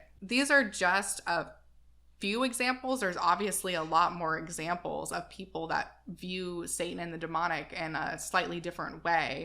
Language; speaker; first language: English; native; English